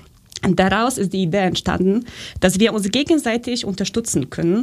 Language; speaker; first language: German; early bilingual, other home language; Polish